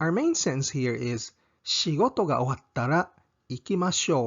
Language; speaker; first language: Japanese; non-native, fluent; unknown